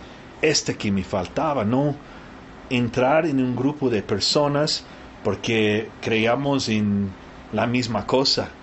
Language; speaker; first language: Spanish; early bilingual, heritage; Spanish